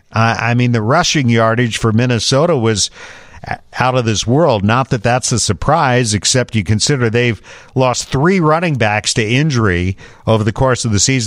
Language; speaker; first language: English; native; English